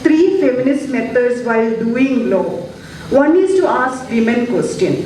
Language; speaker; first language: English; non-native, local second language; Malayalam